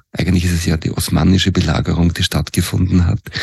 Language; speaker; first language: German; native; German